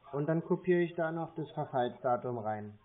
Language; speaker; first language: German; native; German